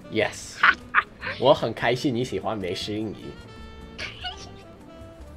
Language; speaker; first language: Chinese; non-native, fluent; English